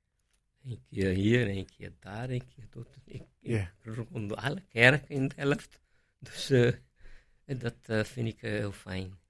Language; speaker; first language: Dutch; non-native, fluent; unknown